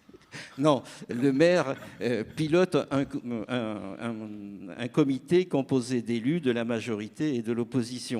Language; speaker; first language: French; native; French